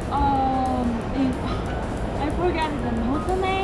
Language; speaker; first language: English; non-native, learner; Korean